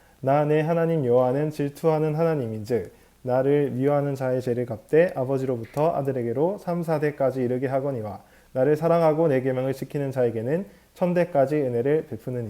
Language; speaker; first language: Korean; native; Korean